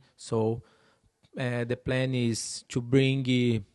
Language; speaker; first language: English; non-native, learner; Portuguese